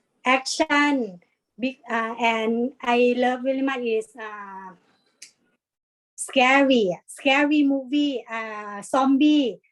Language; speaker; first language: English; non-native, learner; Thai